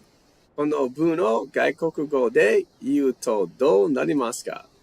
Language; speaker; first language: Japanese; non-native, fluent; English